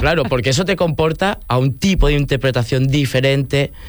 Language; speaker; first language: Spanish; non-native, local second language; Catalan